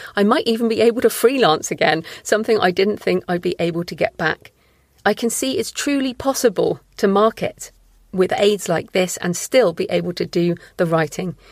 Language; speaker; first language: English; native; English